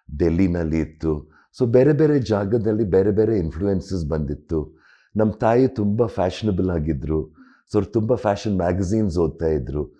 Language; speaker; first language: Kannada; non-native, local second language; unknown